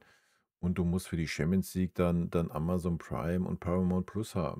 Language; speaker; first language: German; native; German